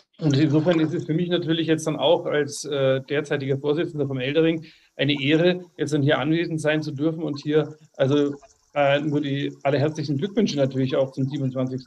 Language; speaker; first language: German; native; German